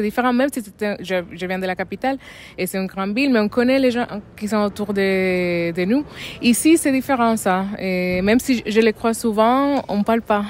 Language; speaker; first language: French; non-native, fluent; Spanish